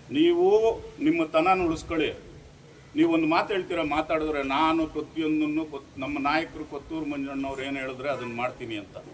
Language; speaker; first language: Kannada; native; Kannada